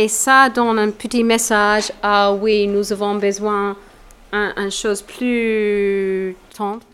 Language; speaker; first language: French; non-native, learner; English